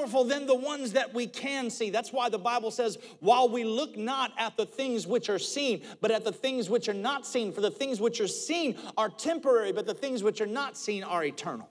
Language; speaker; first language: English; native; English